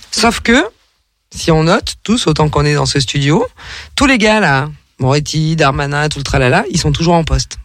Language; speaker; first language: French; native; French